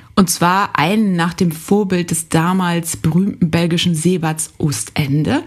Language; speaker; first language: German; native; German